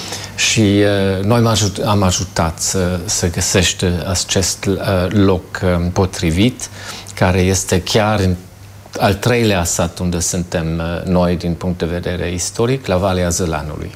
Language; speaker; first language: Romanian; non-native, fluent; German